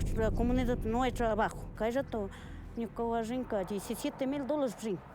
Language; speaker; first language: Spanish; non-native, local second language; Quechua